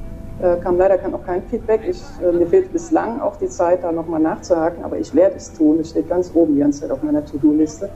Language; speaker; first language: German; native; German